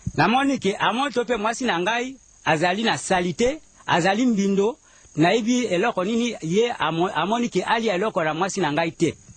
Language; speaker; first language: Lingala; non-native, local second language; Mongo